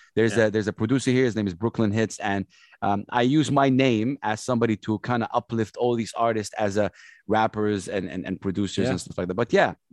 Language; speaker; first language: English; non-native, fluent; Arabic